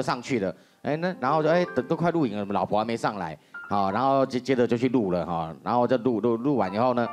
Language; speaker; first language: Chinese; native; Chinese